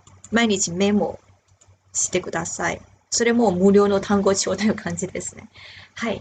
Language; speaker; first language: Japanese; non-native, fluent; Chinese